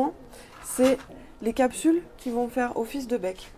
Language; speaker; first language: French; native; French